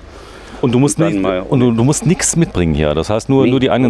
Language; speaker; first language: German; native; German